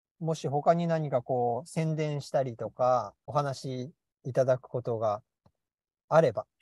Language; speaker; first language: Japanese; native; Japanese